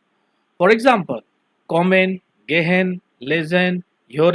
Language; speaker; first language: German; non-native, learner; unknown